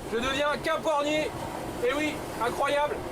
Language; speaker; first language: French; native; French